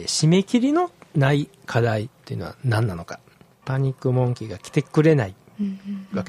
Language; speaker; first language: Japanese; native; Japanese